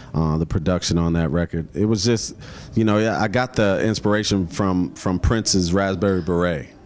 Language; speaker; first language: English; native; English